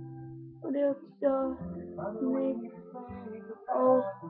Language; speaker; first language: Swedish; non-native, learner; Korean